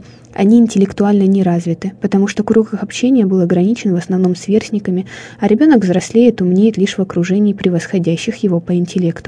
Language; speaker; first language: Russian; native; Russian